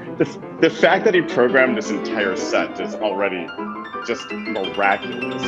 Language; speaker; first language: English; native; English